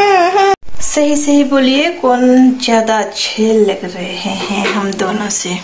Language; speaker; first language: Hindi; native; Hindi